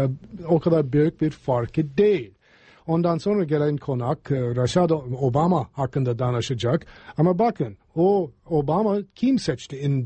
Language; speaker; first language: Turkish; non-native, fluent; English